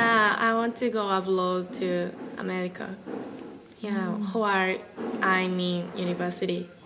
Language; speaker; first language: English; non-native, learner; Japanese